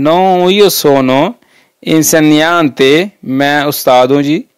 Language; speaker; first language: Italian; non-native, learner; Urdu